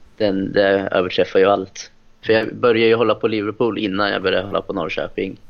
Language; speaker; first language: Swedish; native; Swedish